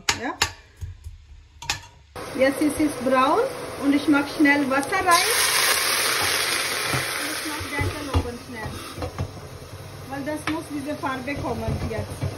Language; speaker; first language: German; non-native, learner; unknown